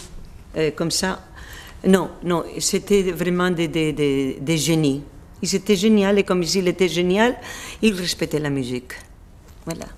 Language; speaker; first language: French; non-native, fluent; Spanish